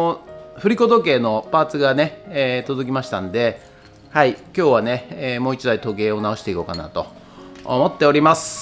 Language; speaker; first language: Japanese; native; Japanese